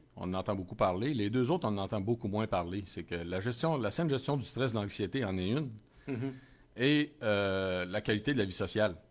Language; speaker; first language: French; native; French